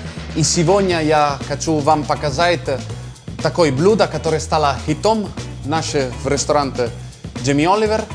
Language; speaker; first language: Russian; non-native, fluent; Italian